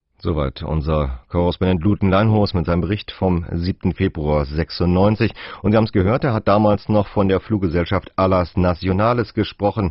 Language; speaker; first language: German; native; German